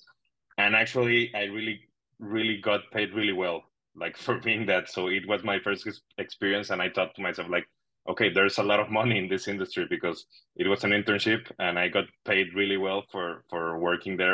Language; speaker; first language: English; non-native, fluent; Spanish